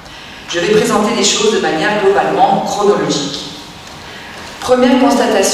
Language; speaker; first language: French; native; French